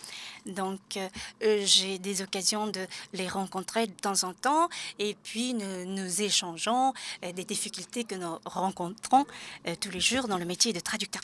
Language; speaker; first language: French; non-native, fluent; Japanese